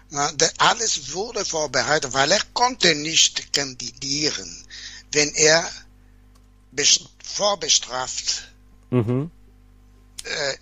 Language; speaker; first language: German; non-native, fluent; Portuguese